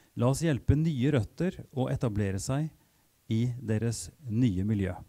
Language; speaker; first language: Norwegian; native; Norwegian